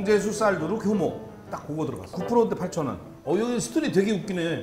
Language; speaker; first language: Korean; native; Korean